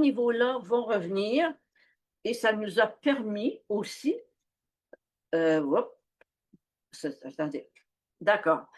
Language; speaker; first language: French; native; French